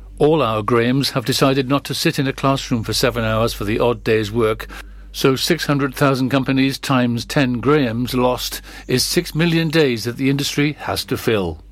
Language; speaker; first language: English; native; English